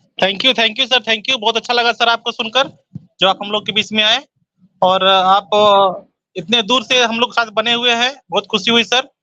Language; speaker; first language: Hindi; native; Hindi